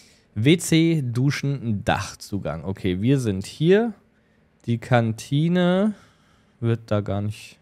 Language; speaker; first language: German; native; German